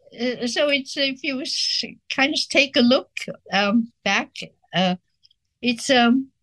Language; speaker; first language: English; non-native, fluent; Swiss German